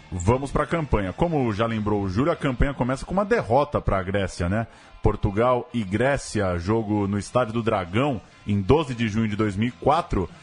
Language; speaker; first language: Portuguese; native; Portuguese